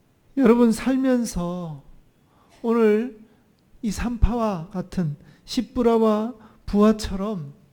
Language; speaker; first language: Korean; native; Korean